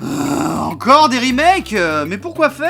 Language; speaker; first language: French; native; French